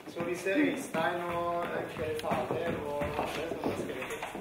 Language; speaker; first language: Norwegian; non-native, fluent; Italian